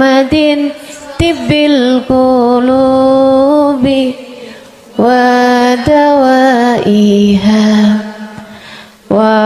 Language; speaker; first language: Indonesian; native; Indonesian